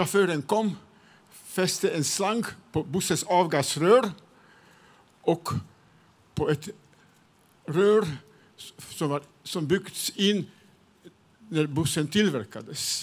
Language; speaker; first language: Swedish; non-native, fluent; Serbian